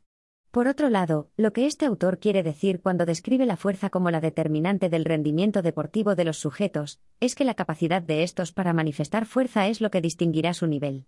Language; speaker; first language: Spanish; native; Spanish